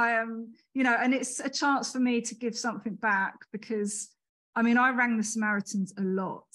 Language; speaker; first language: English; native; English